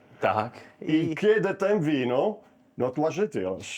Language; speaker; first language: Polish; non-native, learner; Italian